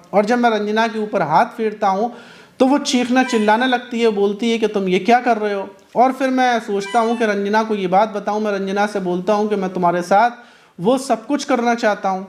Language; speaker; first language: Hindi; native; Hindi